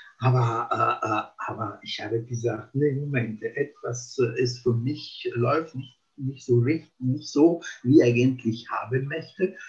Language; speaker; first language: German; non-native, fluent; Italian